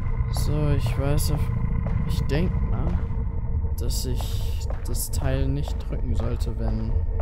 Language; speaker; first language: German; native; German